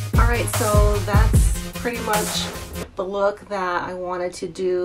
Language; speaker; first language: English; native; English